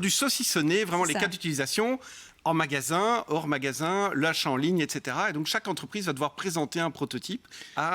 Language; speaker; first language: French; native; French